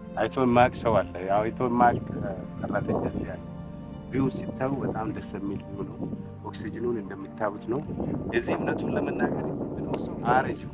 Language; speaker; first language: Amharic; non-native, local second language; Oromo